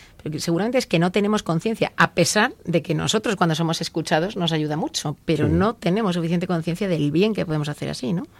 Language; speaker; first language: Spanish; native; Spanish